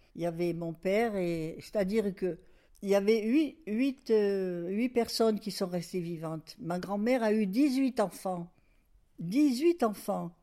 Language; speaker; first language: French; native; French